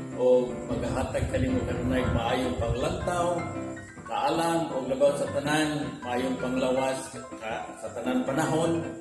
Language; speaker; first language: Cebuano; native; Cebuano